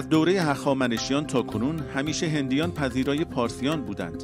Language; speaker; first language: Persian; native; Persian